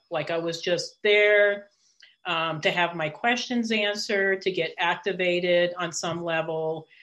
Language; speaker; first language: English; early bilingual, other home language; Italian